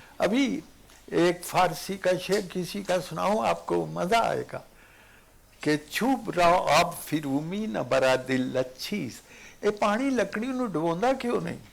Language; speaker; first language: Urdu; non-native, local second language; Punjabi